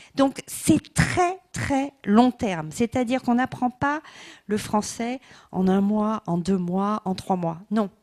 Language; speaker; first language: French; non-native, fluent; English